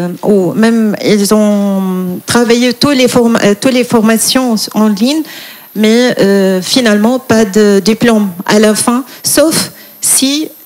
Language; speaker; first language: French; non-native, fluent; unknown